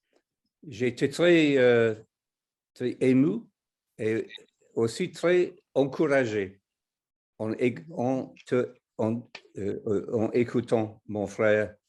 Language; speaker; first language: French; non-native, fluent; English